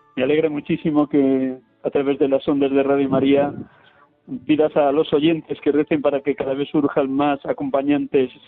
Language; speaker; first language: Spanish; native; Spanish